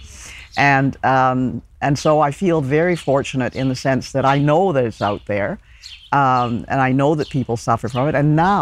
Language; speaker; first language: English; native; English